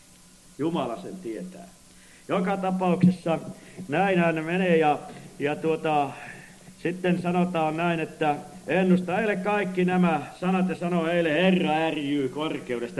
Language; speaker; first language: Finnish; native; Finnish